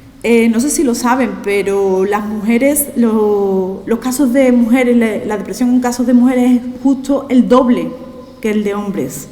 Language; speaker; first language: Spanish; native; Spanish